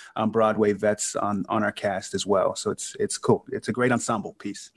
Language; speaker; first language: English; native; English